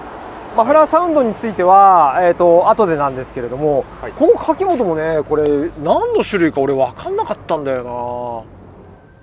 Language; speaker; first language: Japanese; native; Japanese